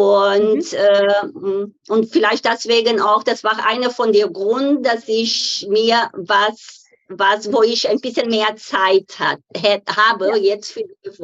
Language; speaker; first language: German; non-native, fluent; Portuguese